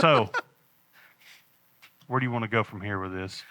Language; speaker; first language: English; native; English